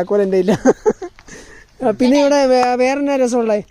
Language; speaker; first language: Malayalam; native; Malayalam